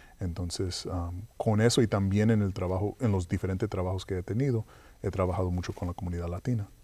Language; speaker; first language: Spanish; early bilingual, heritage; Spanish